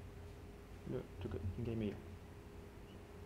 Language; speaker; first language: Chinese; non-native, learner; French